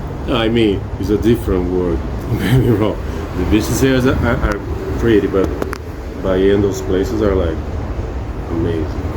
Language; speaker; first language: English; non-native, fluent; Portuguese